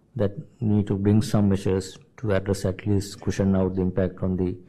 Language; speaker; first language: English; non-native, local second language; Sinhala